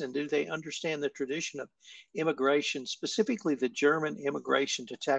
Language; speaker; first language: English; native; English